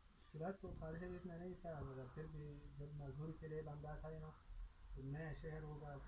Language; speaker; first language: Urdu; non-native, local second language; Pashto